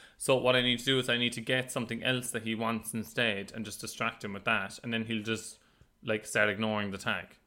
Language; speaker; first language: English; native; English